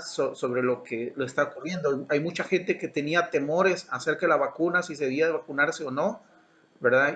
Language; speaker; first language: Spanish; native; Spanish